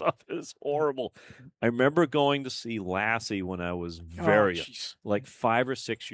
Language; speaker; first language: English; native; English